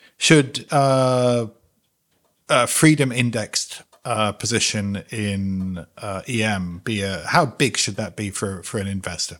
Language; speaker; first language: English; native; English